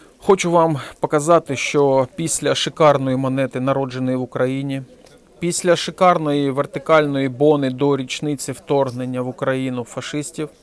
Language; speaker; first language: Ukrainian; non-native, local second language; Russian